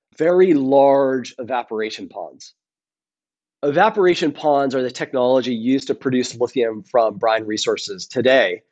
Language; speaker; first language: English; native; English